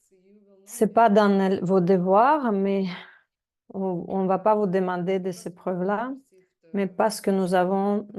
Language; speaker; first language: French; non-native, fluent; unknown